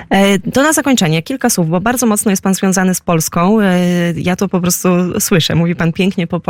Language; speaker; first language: Polish; native; Polish